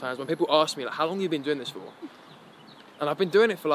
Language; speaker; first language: English; native; English